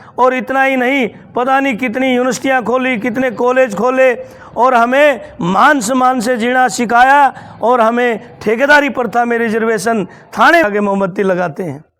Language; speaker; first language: Hindi; native; Hindi